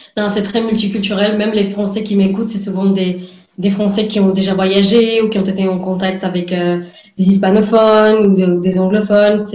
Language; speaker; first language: French; non-native, fluent; English